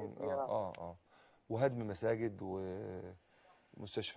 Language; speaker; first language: Arabic; native; Arabic